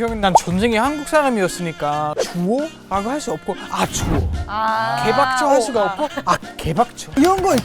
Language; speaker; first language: Korean; non-native, fluent; German